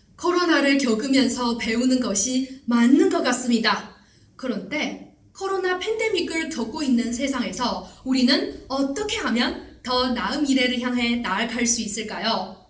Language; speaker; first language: Korean; non-native, fluent; Chinese